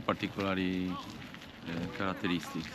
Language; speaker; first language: English; non-native, fluent; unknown